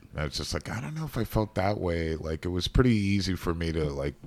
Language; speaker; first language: English; native; English